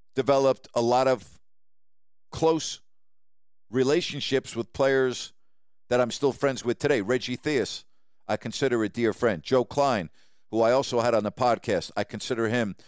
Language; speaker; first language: English; native; English